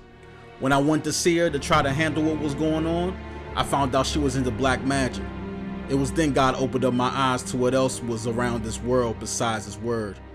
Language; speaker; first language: English; native; English